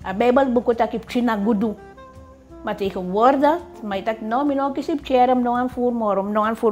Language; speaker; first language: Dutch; non-native, local second language; Sranan Tongo